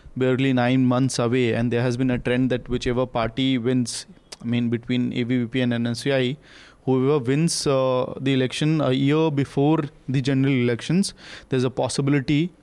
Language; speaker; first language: English; non-native, local second language; Hindi